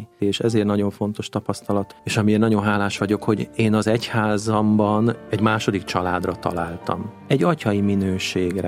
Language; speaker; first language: Hungarian; native; Hungarian